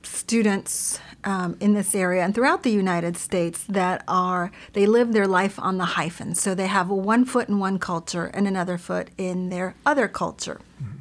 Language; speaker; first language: English; early bilingual, other home language; Spanish